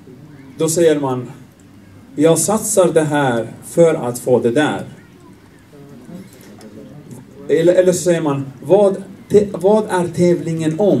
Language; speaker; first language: Swedish; non-native, fluent; Arabic